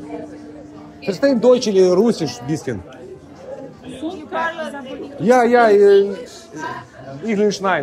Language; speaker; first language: German; non-native, learner; Russian